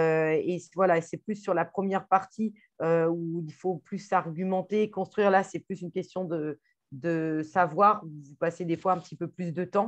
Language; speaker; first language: French; native; French